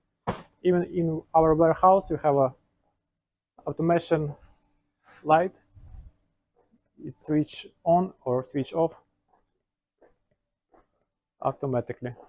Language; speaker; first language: English; non-native, learner; Ukrainian